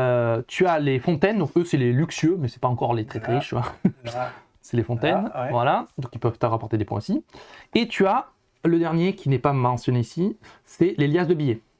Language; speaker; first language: French; native; French